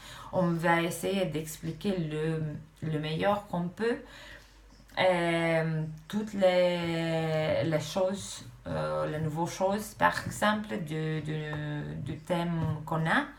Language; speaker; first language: French; non-native, fluent; Romanian